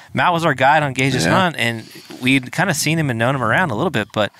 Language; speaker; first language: English; native; English